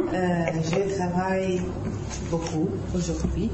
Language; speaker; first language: French; non-native, learner; Russian